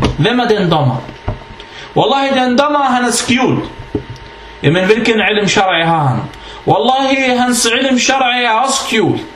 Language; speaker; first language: Danish; early bilingual, other home language; Arabic